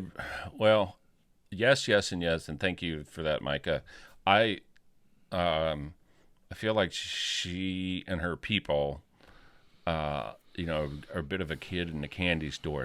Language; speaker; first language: English; native; English